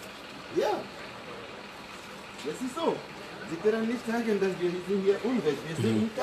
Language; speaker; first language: German; non-native, fluent; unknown